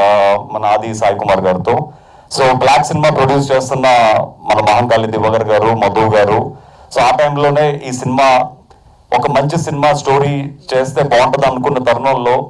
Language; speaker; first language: Telugu; native; Telugu